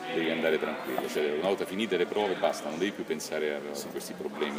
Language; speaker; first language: Italian; native; Italian